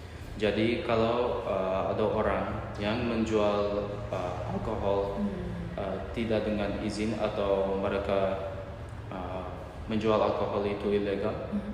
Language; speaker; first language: Indonesian; non-native, learner; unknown